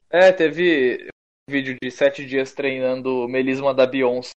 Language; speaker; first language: Portuguese; native; Portuguese